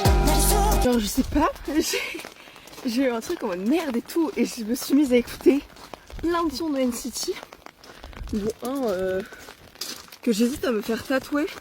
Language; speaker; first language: French; native; French